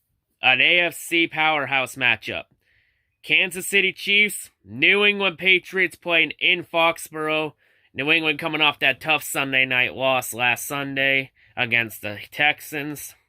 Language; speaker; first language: English; native; English